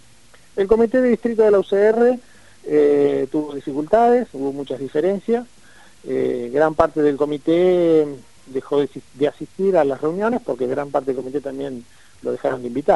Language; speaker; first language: Spanish; native; Spanish